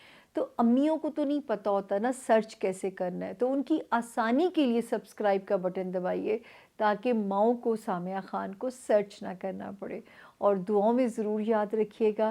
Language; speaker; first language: Urdu; native; Urdu